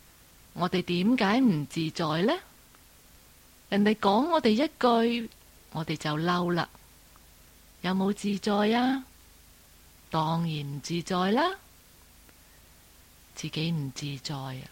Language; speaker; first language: Cantonese; native; Cantonese